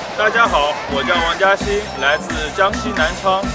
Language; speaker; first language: Chinese; native; Chinese